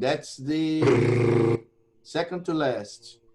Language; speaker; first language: English; non-native, fluent; Portuguese